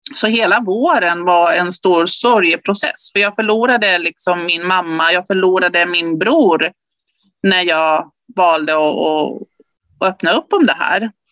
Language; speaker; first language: Swedish; early bilingual, other home language; Spanish